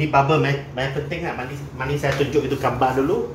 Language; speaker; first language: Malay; non-native, local second language; Chinese